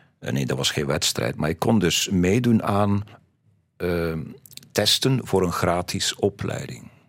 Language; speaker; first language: Dutch; native; Dutch